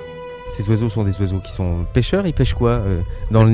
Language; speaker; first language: French; native; French